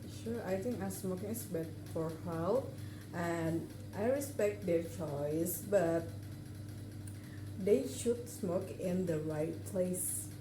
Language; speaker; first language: English; non-native, learner; Indonesian